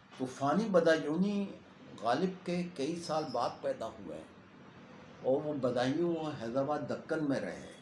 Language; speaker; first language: Urdu; native; Urdu